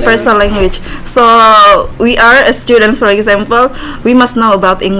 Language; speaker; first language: English; non-native, learner; Indonesian